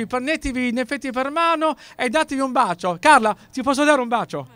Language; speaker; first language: Italian; native; Italian